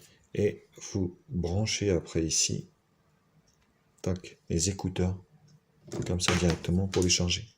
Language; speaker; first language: French; native; French